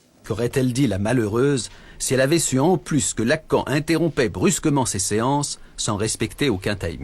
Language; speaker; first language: French; native; French